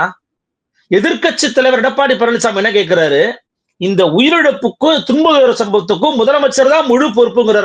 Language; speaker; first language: Tamil; native; Tamil